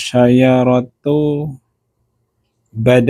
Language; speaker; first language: Arabic; non-native, learner; Indonesian